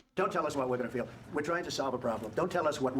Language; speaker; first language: English; native; English